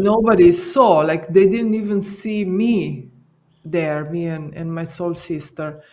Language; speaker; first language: English; non-native, fluent; Slovenian